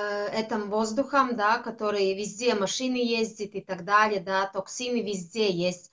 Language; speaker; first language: Russian; non-native, local second language; Latvian